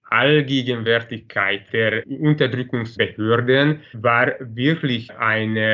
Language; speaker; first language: German; non-native, fluent; Hungarian